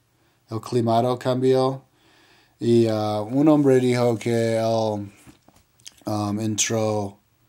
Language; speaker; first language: Spanish; non-native, learner; English